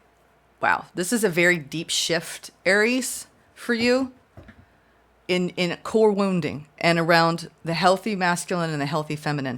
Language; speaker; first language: English; native; English